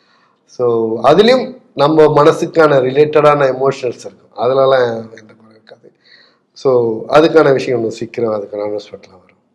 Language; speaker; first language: Tamil; native; Tamil